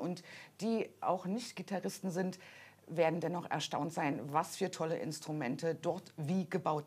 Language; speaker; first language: German; native; German